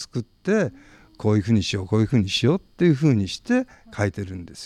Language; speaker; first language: Japanese; native; Japanese